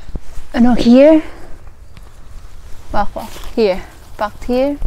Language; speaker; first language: Dutch; non-native, learner; Filipino